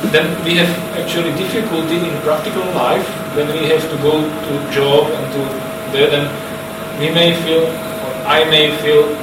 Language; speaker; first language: English; non-native, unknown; Slovak